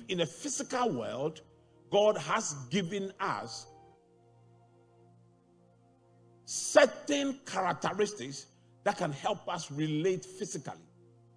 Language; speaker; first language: English; non-native, local second language; Akan